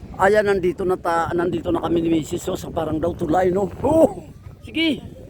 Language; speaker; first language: Filipino; non-native, local second language; Hiligaynon